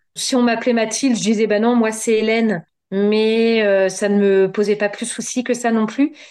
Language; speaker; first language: French; native; French